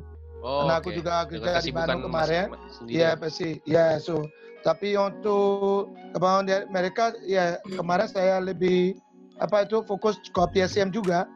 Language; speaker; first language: Indonesian; non-native, fluent; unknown